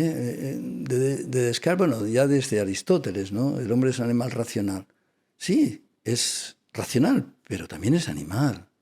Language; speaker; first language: Spanish; non-native, local second language; Catalan